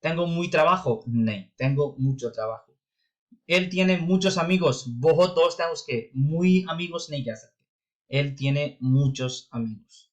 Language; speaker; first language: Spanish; non-native, fluent; Urdu